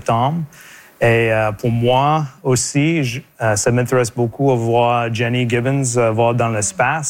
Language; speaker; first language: French; non-native, local second language; English